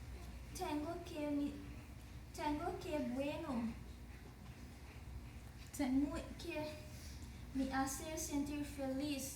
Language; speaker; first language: Spanish; non-native, learner; English